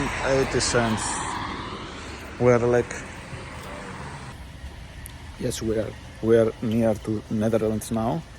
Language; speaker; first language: English; non-native, learner; Greek